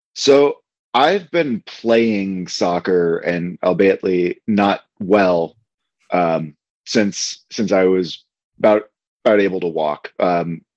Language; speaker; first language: English; native; English